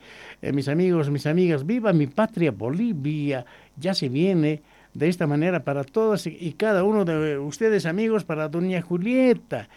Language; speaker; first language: Spanish; native; Spanish